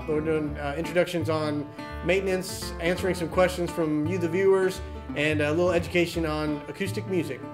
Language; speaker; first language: English; native; English